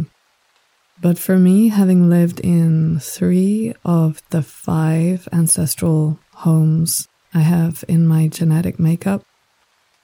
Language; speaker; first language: English; native; English